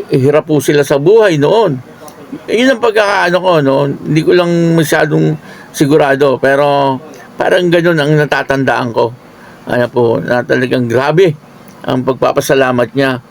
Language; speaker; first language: Filipino; native; Filipino